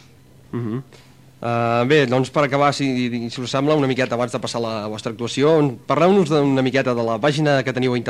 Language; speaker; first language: Catalan; native; Catalan